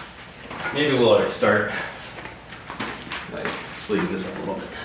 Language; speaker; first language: English; native; English